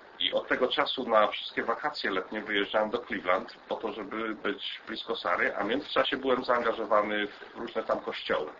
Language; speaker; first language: Polish; native; Polish